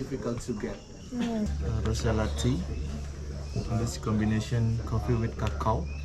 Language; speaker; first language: English; non-native, local second language; Indonesian